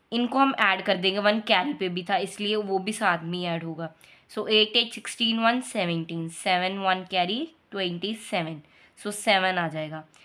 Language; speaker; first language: Hindi; non-native, local second language; Punjabi